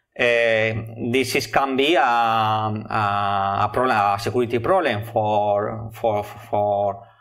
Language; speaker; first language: English; non-native, learner; Spanish